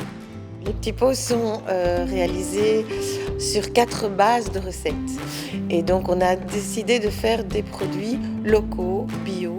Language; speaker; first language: French; native; French